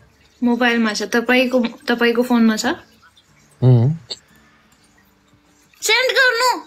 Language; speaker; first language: Nepali; non-native, learner; Hindi